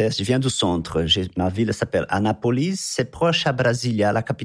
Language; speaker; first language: French; non-native, fluent; Portuguese